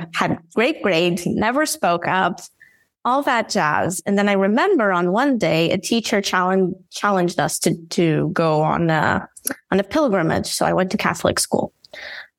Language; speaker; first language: English; non-native, fluent; Portuguese